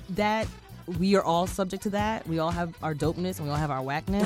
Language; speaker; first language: English; early bilingual, other home language; Spanish